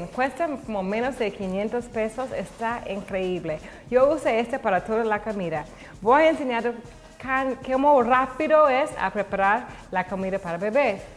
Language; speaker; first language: Spanish; non-native, learner; English